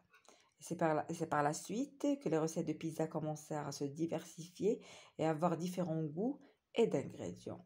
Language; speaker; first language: French; non-native, local second language; Arabic